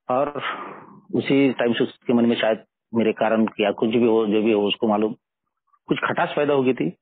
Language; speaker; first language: Hindi; non-native, local second language; Marathi